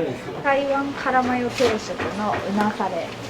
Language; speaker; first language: Japanese; native; Japanese